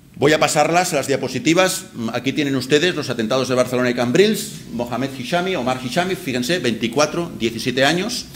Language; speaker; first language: Spanish; native; Spanish